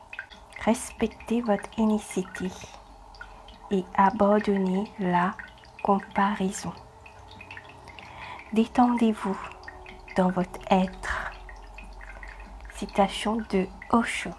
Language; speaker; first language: French; non-native, fluent; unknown